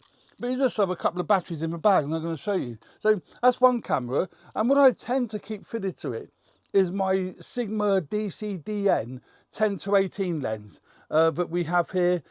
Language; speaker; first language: English; native; English